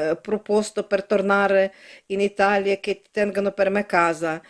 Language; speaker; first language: Italian; non-native, learner; Ukrainian